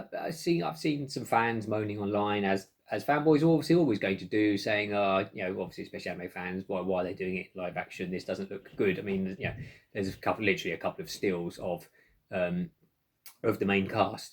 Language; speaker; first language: English; native; English